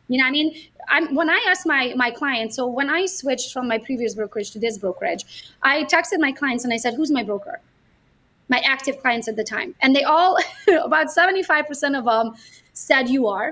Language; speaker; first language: English; non-native, fluent; Romanian